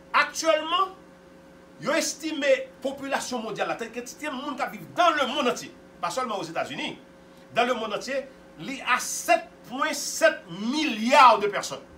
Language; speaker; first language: French; non-native, local second language; Haitian Creole